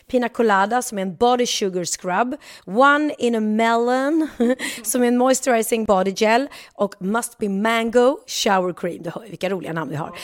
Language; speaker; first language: Swedish; native; Swedish